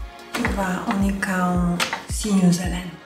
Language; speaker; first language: Bulgarian; native; Bulgarian